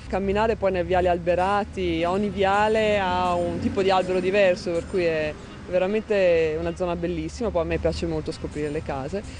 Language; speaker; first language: Italian; native; Italian